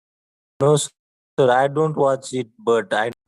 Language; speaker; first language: English; non-native, learner; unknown